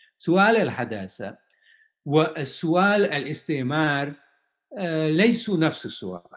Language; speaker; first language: Arabic; non-native, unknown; Hungarian